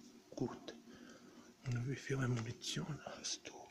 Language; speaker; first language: German; non-native, learner; Bosnian